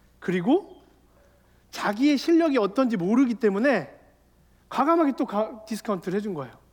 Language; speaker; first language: Korean; native; Korean